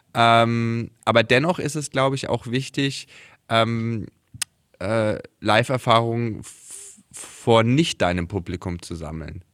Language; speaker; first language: German; native; German